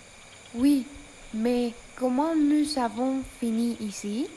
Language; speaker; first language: French; non-native, learner; Spanish